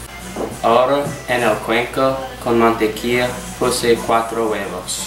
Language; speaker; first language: Spanish; non-native, learner; English